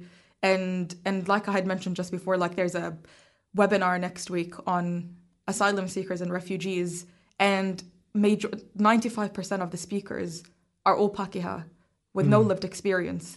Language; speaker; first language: English; native; English